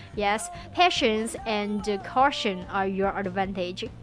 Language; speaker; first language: English; non-native, learner; Chinese